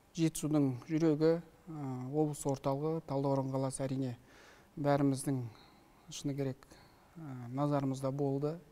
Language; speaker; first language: Kazakh; native; Kazakh